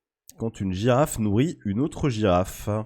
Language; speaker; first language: French; native; French